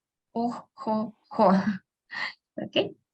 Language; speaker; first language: Russian; non-native, fluent; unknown